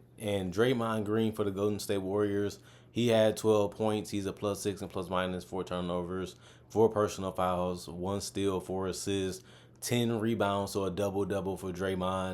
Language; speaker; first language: English; native; English